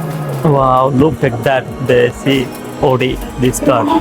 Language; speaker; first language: English; non-native, learner; Bangla